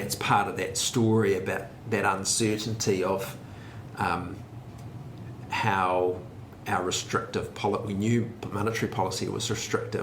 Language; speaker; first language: English; native; English